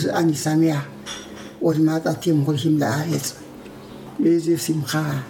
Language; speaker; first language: Hebrew; non-native, fluent; Amharic